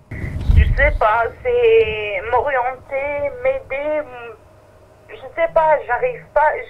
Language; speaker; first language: French; non-native, fluent; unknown